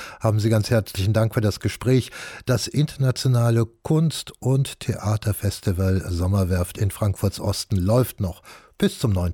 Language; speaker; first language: German; native; German